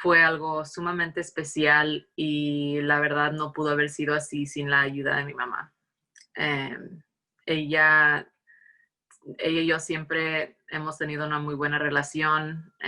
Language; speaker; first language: Spanish; early bilingual, heritage; Spanish